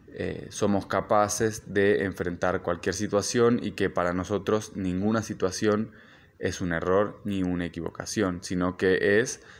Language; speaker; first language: Spanish; native; Spanish